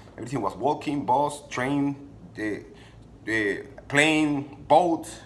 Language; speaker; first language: English; non-native, fluent; Spanish